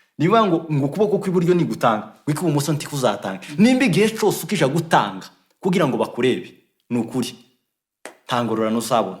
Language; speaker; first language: Kinyarwanda; native; Kinyarwanda